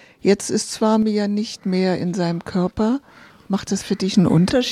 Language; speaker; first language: German; native; German